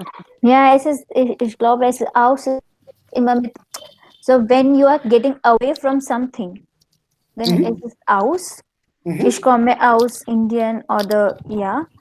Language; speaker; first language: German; non-native, learner; Hindi